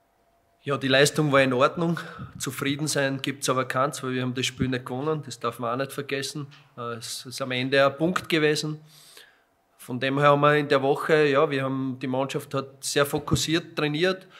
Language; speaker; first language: German; native; German